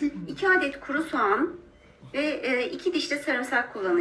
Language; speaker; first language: Turkish; native; Turkish